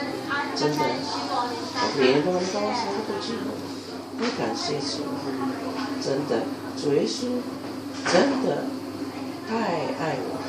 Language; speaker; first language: Chinese; non-native, local second language; Amis